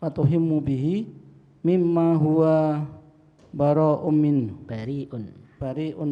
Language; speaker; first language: Arabic; non-native, learner; Indonesian